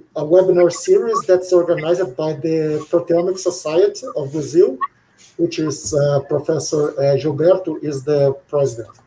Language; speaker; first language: English; non-native, fluent; Portuguese